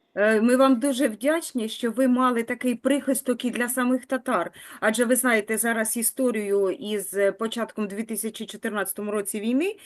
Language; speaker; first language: Ukrainian; native; Ukrainian